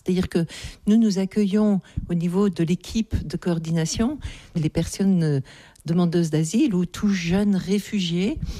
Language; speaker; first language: French; native; French